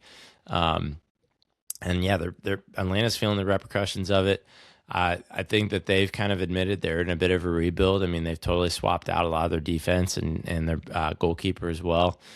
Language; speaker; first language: English; native; English